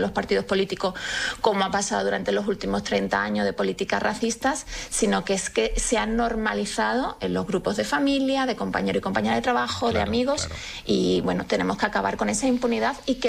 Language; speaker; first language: Spanish; native; Spanish